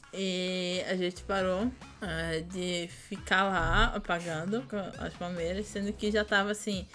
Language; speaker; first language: Portuguese; native; Portuguese